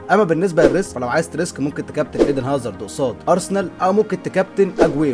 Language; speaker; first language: Arabic; native; Arabic